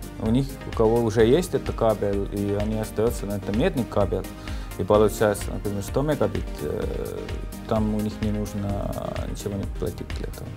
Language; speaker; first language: Russian; non-native, local second language; Estonian